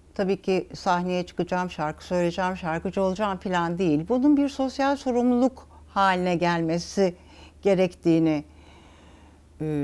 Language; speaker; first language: Turkish; native; Turkish